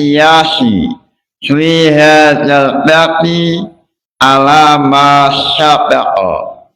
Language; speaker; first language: Arabic; non-native, fluent; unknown